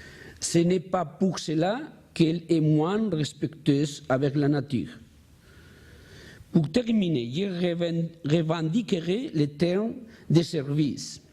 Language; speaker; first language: French; non-native, learner; Spanish